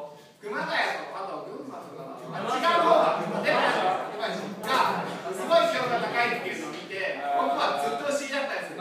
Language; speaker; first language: Japanese; native; Japanese